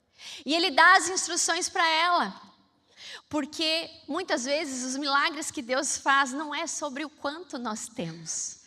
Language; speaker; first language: Portuguese; native; Portuguese